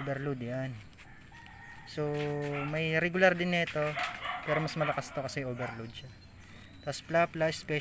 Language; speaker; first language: Filipino; native; Filipino